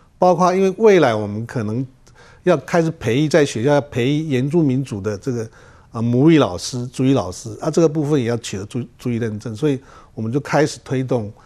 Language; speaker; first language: Chinese; non-native, local second language; Amis